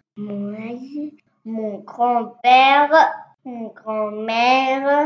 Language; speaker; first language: French; non-native, learner; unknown